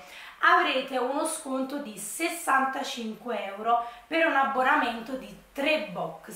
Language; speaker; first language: Italian; native; Italian